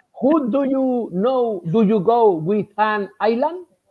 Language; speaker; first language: English; non-native, learner; Spanish